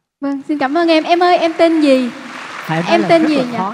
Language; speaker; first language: Vietnamese; native; Vietnamese